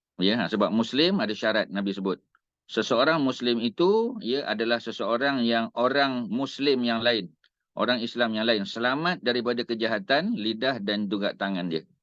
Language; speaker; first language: Malay; native; Malay